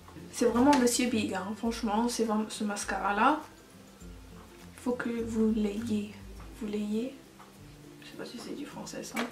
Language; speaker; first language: French; early bilingual, heritage; French